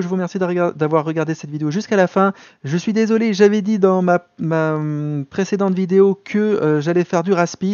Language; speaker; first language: French; native; French